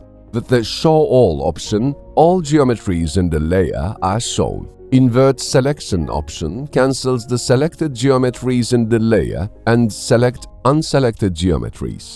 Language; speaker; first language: English; non-native, fluent; Turkish